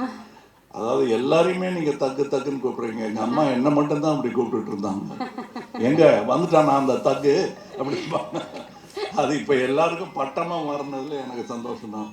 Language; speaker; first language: Tamil; native; Tamil